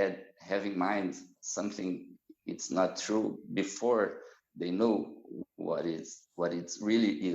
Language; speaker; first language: English; non-native, fluent; Portuguese